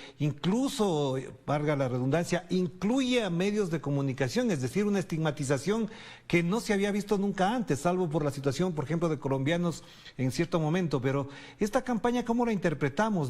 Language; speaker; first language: Spanish; native; Spanish